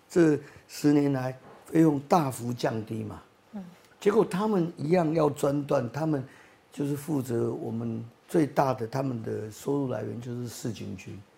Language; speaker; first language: Chinese; native; Chinese